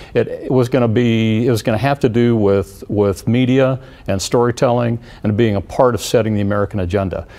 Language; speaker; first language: English; native; English